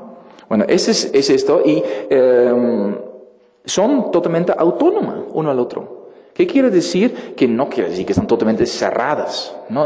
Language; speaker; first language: Spanish; non-native, fluent; Dutch